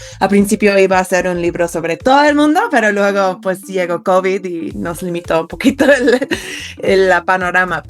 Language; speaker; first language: Spanish; non-native, fluent; English